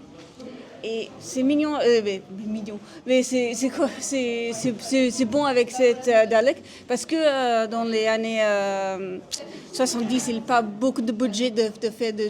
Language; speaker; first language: French; non-native, learner; English